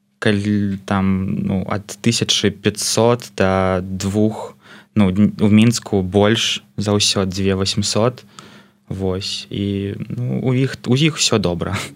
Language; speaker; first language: Belarusian; non-native, local second language; Russian